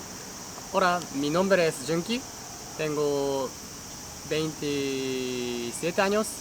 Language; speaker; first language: Spanish; non-native, learner; Japanese